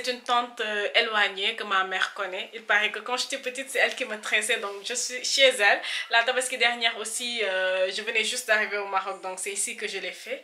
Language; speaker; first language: French; non-native, local second language; Wolof